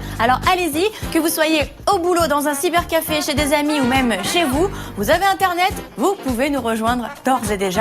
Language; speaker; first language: French; native; French